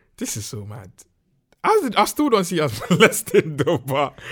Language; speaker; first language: English; non-native, local second language; Akan